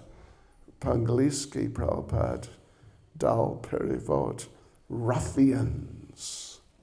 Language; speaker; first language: Russian; non-native, learner; English